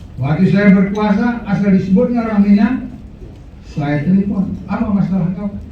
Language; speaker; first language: Indonesian; native; Indonesian